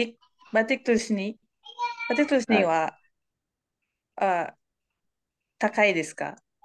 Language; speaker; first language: Japanese; non-native, learner; Indonesian